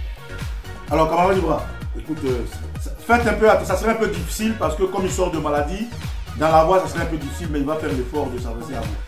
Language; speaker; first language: French; native; French